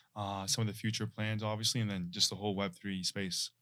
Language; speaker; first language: English; non-native, fluent; Arabic